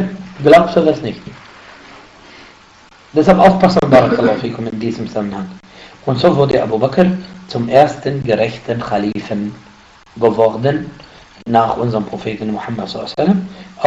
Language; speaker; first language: German; non-native, fluent; Arabic